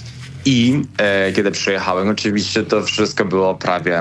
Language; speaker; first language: Polish; non-native, learner; Spanish